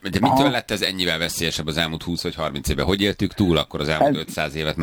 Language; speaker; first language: Hungarian; native; Hungarian